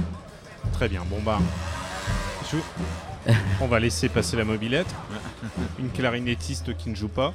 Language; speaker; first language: French; native; French